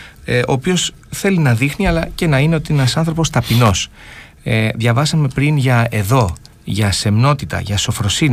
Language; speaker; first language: Greek; native; Greek